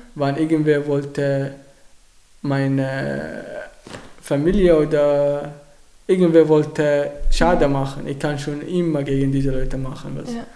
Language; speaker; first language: German; non-native, learner; Arabic